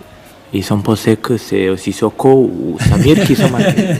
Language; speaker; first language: French; non-native, fluent; Serbian